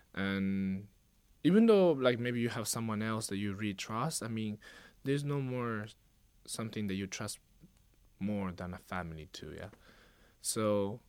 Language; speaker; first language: English; non-native, fluent; Japanese